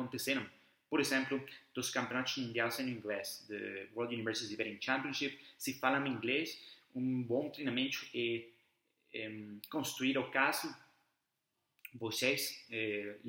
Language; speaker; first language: Portuguese; non-native, fluent; Spanish